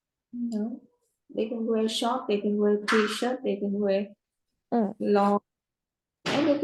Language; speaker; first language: English; non-native, learner; Vietnamese